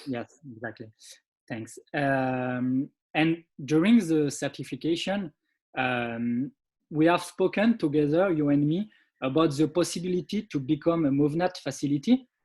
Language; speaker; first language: English; non-native, learner; French